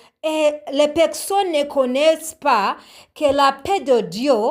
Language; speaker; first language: French; non-native, learner; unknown